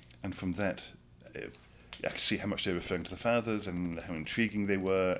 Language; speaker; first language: English; native; English